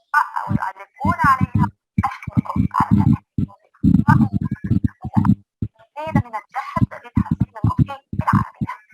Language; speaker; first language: Arabic; non-native, fluent; Chinese